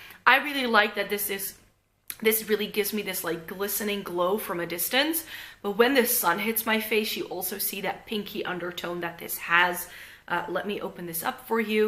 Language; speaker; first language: English; non-native, fluent; Dutch